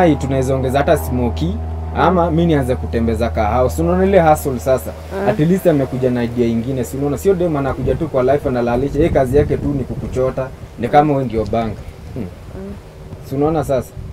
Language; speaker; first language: Swahili; non-native, local second language; Luyia